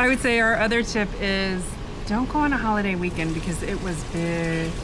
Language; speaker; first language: English; native; English